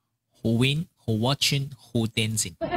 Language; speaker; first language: English; non-native, learner; Chinese